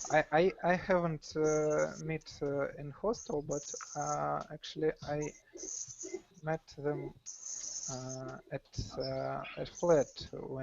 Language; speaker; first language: English; non-native, learner; Russian